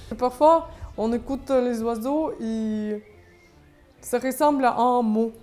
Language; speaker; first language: French; non-native, fluent; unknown